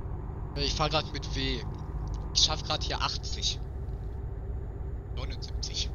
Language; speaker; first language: German; native; German